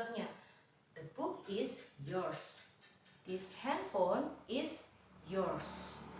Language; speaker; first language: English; non-native, fluent; Indonesian